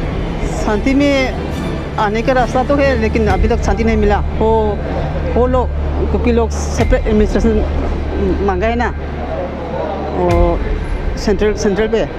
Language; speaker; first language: Hindi; non-native, learner; Manipuri